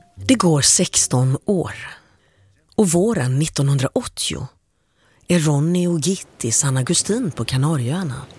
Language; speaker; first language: Swedish; native; Swedish